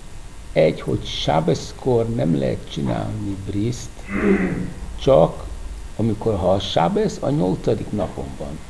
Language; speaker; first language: Hungarian; non-native, fluent; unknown